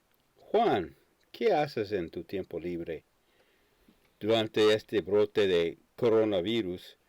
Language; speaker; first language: Spanish; non-native, fluent; English